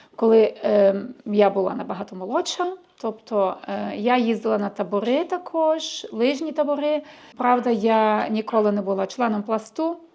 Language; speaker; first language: Ukrainian; early bilingual, heritage; Ukrainian